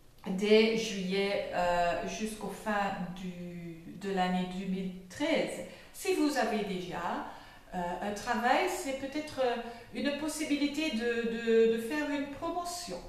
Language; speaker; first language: French; non-native, fluent; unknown